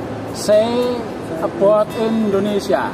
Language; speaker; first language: English; non-native, learner; Indonesian